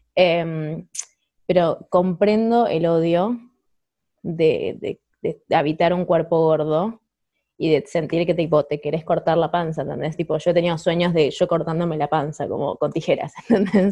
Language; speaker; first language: Spanish; native; Spanish